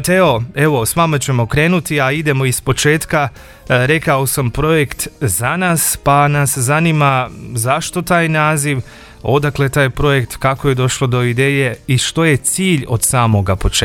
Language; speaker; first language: Croatian; native; Croatian